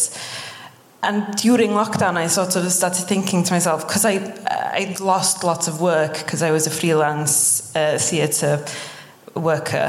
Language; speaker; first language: English; non-native, local second language; Welsh